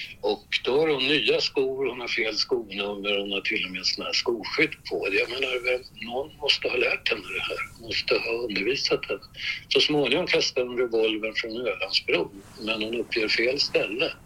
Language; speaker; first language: Swedish; native; Swedish